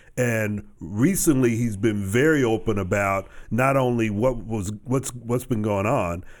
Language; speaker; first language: English; native; English